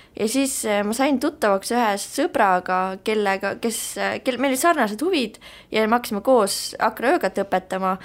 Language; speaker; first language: Estonian; native; Estonian